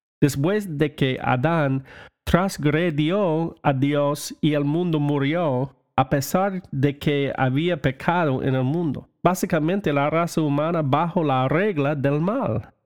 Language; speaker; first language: Spanish; non-native, learner; English